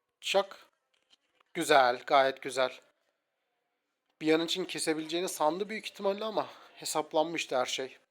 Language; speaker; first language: Turkish; native; Turkish